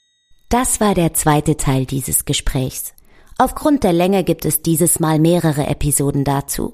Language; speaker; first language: German; native; German